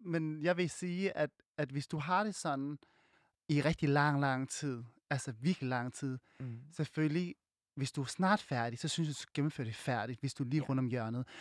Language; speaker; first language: Danish; early bilingual, other home language; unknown